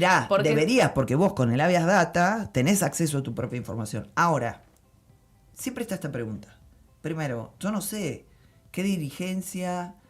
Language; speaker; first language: Spanish; native; Spanish